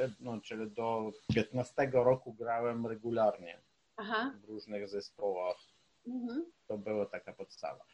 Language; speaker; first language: Polish; non-native, fluent; Ukrainian